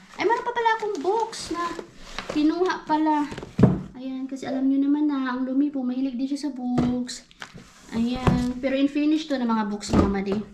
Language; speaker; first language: Filipino; native; Filipino